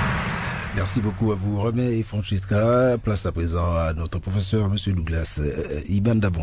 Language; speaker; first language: French; native; French